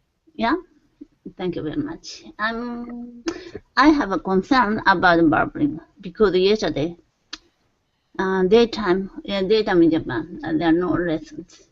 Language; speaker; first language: English; non-native, learner; Japanese